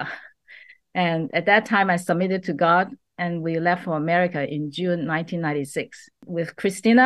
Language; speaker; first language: English; non-native, local second language; Cantonese